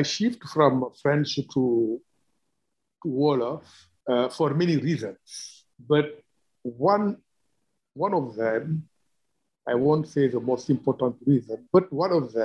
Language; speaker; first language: English; non-native, fluent; Wolof